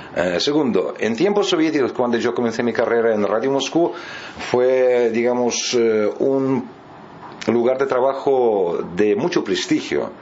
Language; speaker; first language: Spanish; non-native, fluent; Russian